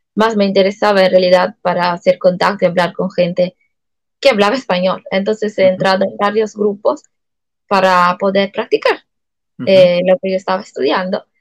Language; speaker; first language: Spanish; non-native, fluent; Italian